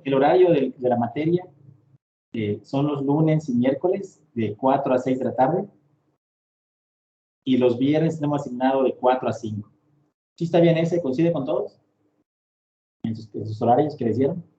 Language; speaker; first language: Spanish; native; Spanish